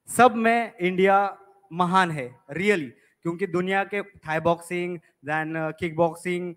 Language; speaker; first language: Hindi; non-native, local second language; Marathi